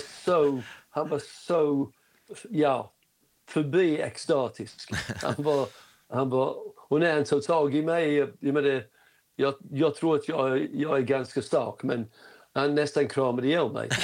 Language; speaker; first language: Swedish; non-native, fluent; English